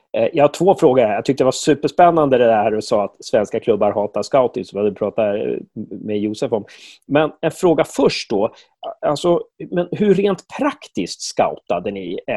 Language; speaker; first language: Swedish; native; Swedish